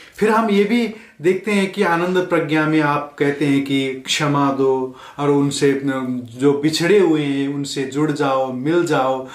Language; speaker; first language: Hindi; non-native, fluent; Nepali